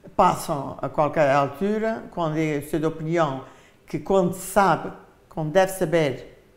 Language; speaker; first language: Portuguese; native; Portuguese